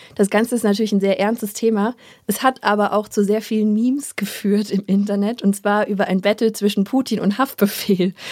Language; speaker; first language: German; native; German